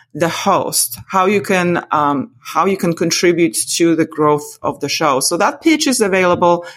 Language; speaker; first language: English; non-native, fluent; Polish